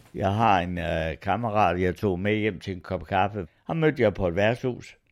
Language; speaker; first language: Danish; early bilingual, other home language; German